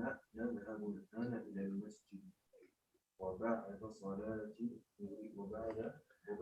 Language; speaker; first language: Arabic; non-native, learner; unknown